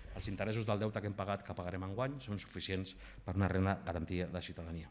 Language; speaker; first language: Catalan; non-native, local second language; Spanish